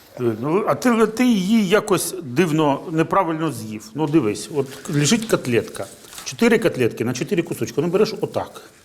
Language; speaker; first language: Ukrainian; native; Ukrainian